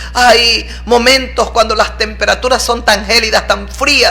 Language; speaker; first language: Spanish; native; Spanish